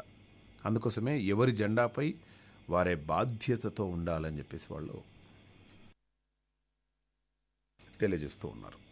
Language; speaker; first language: Telugu; native; Telugu